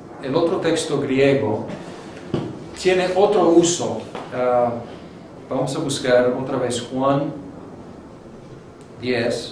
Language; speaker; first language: Spanish; non-native, fluent; English